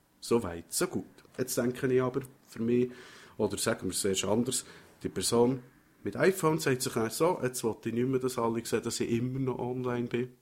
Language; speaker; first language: German; native; German